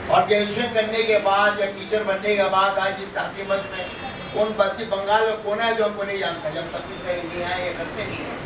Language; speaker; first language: Hindi; non-native, local second language; Urdu